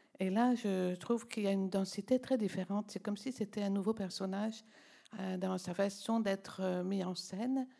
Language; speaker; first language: French; native; French